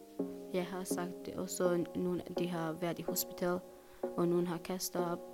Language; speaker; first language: Danish; non-native, learner; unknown